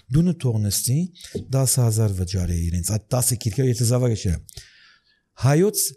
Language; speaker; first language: Armenian; early bilingual, heritage; Armenian